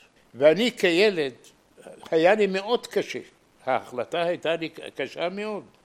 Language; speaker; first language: Hebrew; non-native, fluent; Arabic